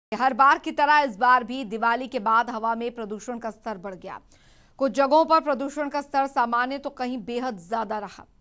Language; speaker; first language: Hindi; native; Hindi